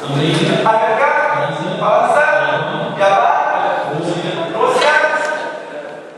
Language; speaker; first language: Arabic; native; Arabic